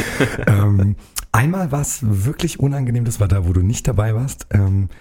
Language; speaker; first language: German; native; German